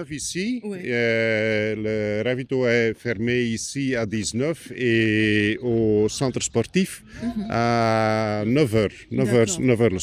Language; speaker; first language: French; non-native, local second language; Dutch